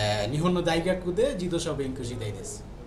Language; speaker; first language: Japanese; non-native, learner; Bangla